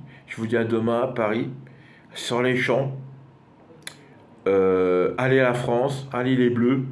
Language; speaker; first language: French; non-native, fluent; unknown